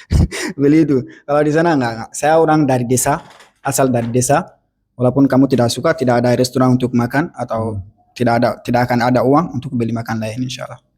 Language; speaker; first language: Indonesian; non-native, learner; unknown